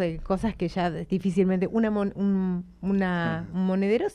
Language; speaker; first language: Spanish; native; Spanish